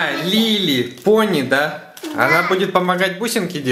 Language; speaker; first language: Russian; native; Russian